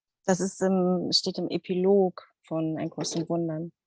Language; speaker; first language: German; non-native, fluent; Dutch